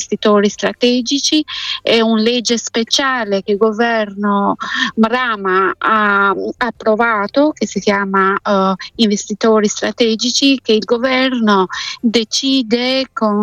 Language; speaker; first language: Italian; non-native, fluent; Albanian